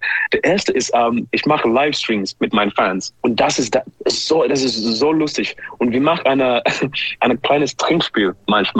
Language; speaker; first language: German; non-native, learner; English